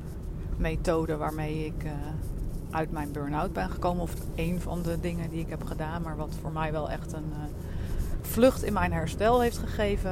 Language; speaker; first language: Dutch; native; Dutch